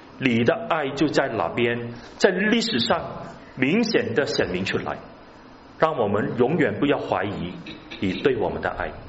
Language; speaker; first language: Chinese; non-native, local second language; Cantonese